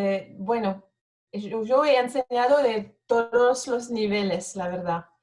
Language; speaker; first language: Spanish; non-native, fluent; French